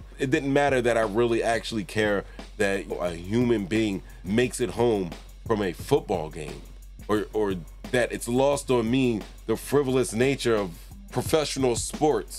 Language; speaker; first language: English; native; English